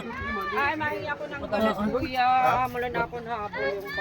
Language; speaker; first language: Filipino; non-native, local second language; Cebuano